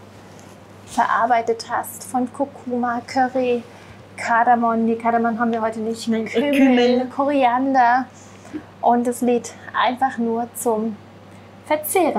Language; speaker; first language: German; native; German